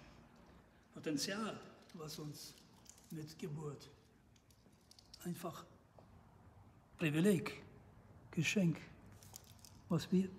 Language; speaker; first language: German; non-native, fluent; Russian